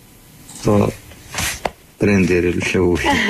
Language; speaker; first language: Italian; non-native, learner; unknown